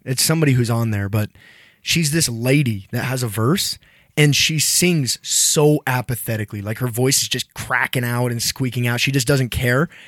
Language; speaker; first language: English; native; English